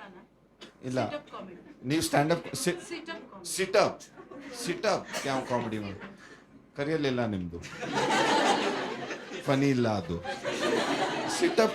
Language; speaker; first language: Kannada; non-native, learner; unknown